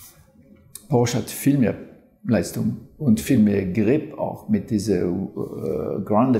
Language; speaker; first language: German; non-native, fluent; French